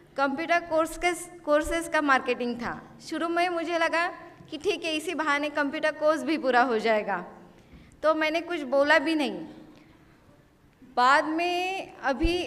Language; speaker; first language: Hindi; non-native, local second language; Marathi